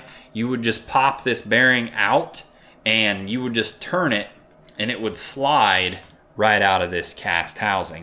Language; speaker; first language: English; native; English